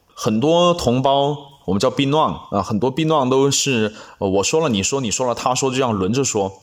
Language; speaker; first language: Chinese; non-native, local second language; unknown